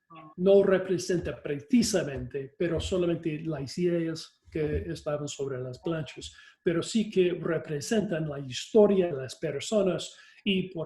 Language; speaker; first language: Spanish; non-native, fluent; English